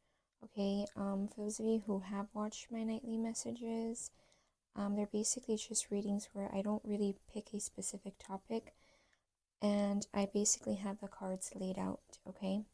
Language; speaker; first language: English; native; English